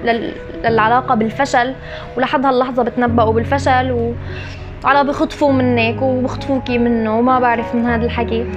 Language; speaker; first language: Arabic; native; Arabic